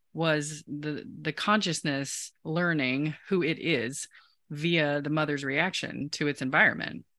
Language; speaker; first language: English; native; English